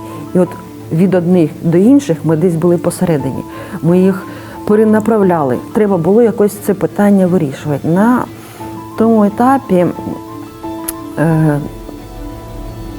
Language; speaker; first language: Ukrainian; native; Ukrainian